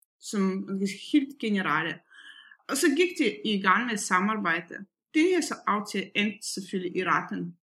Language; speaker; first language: Danish; non-native, fluent; Russian